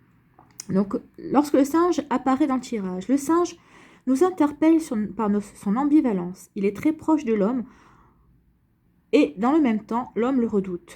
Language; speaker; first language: French; native; French